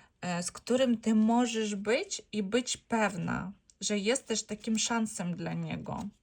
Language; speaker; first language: Polish; non-native, learner; Ukrainian